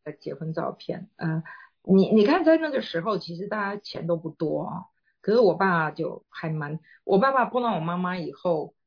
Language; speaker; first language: Chinese; native; Chinese